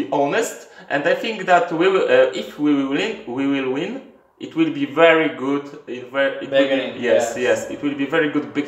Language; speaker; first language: English; non-native, learner; Polish